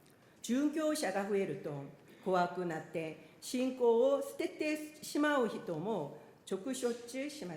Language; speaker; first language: Japanese; non-native, fluent; Korean